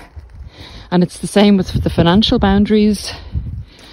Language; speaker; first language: English; native; English